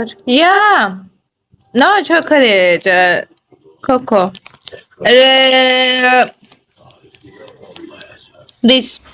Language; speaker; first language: English; non-native, learner; Tajik